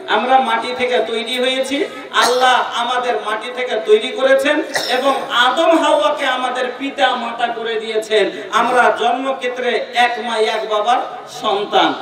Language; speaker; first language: Bangla; non-native, local second language; Bhojpuri